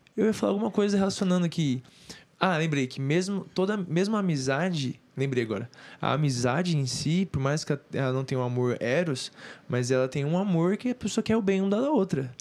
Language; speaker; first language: Portuguese; native; Portuguese